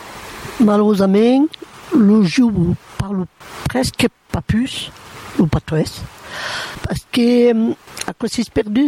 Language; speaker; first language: French; non-native, local second language; Occitan